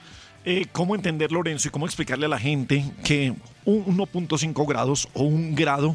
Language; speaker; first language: Spanish; native; Spanish